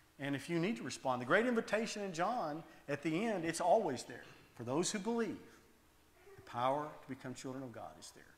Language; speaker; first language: English; native; English